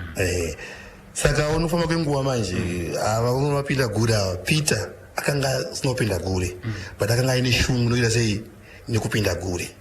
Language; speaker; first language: Shona; native; Shona